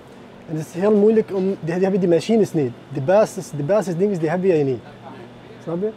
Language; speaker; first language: Dutch; non-native, fluent; Arabic